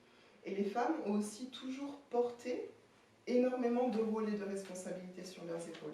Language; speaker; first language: French; native; French